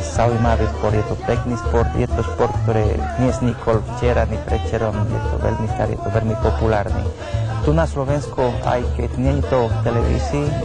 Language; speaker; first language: Slovak; non-native, fluent; Spanish